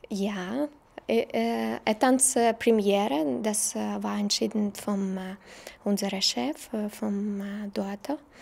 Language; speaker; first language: German; non-native, learner; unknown